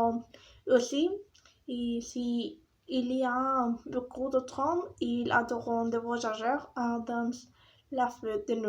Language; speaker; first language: French; non-native, learner; Spanish